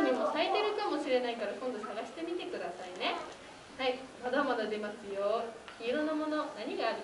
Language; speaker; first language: Japanese; native; Japanese